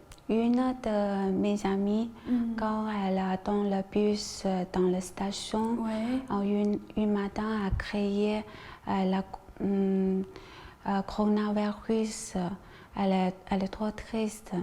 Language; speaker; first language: French; non-native, learner; Chinese